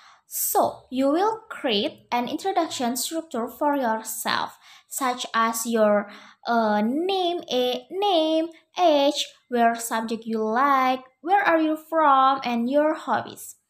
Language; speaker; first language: English; non-native, learner; Indonesian